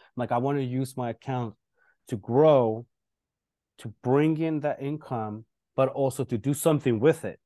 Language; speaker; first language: English; early bilingual, other home language; Spanish